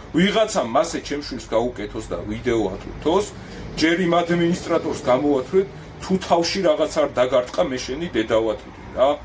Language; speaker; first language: Georgian; native; Georgian